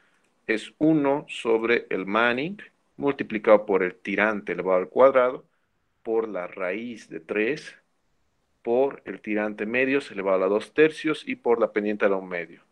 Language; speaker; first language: Spanish; native; Spanish